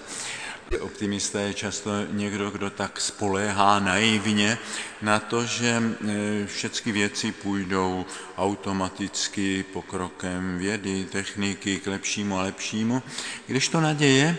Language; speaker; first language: Czech; native; Czech